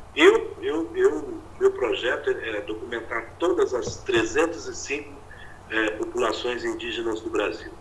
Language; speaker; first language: Portuguese; native; Portuguese